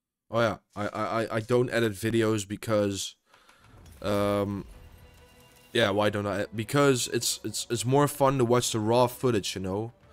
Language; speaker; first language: English; non-native, fluent; Dutch